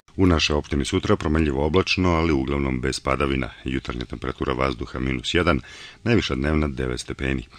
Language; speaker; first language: Bosnian; non-native, local second language; Bulgarian